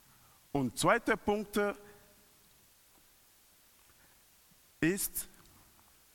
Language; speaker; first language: German; non-native, learner; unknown